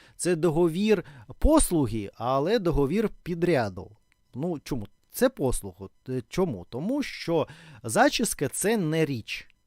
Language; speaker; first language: Ukrainian; non-native, local second language; Russian